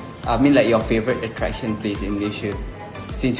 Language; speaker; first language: English; non-native, fluent; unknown